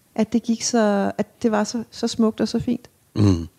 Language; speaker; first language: Danish; native; Danish